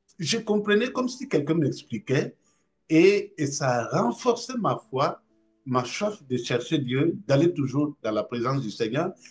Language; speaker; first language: French; non-native, local second language; Mossi